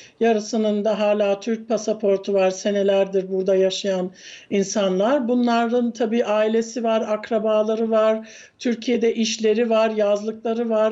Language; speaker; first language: Turkish; early bilingual, heritage; Turkish